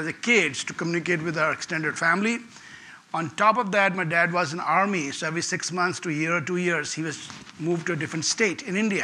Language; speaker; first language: English; non-native, local second language; Punjabi